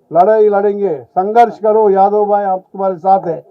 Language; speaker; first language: Hindi; non-native, local second language; Telugu